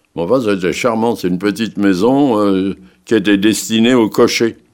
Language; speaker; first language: French; native; French